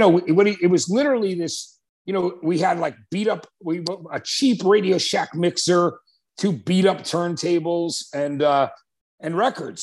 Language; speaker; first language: English; native; English